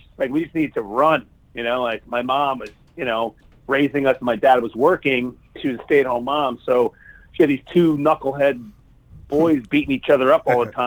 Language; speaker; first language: English; native; English